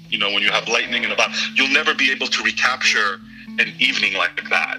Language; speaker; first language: English; early bilingual, other home language; Greek